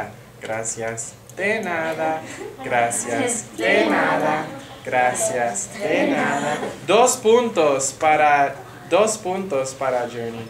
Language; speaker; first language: Spanish; non-native, fluent; English